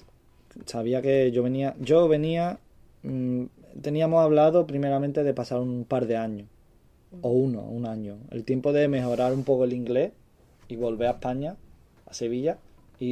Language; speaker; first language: Spanish; native; Spanish